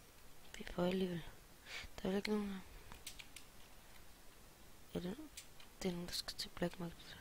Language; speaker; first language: Danish; native; Danish